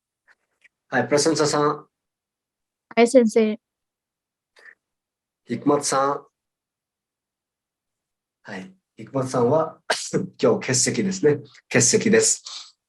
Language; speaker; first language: Japanese; non-native, fluent; Nepali